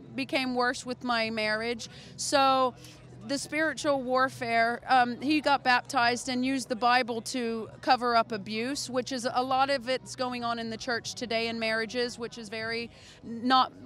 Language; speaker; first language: English; native; English